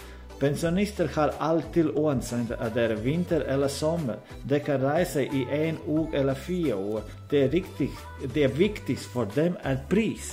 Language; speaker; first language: Swedish; non-native, learner; Danish